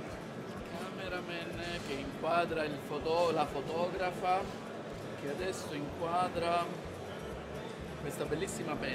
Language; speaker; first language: Italian; native; Italian